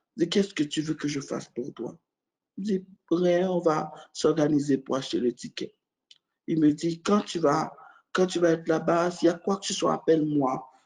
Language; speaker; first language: French; non-native, local second language; Haitian Creole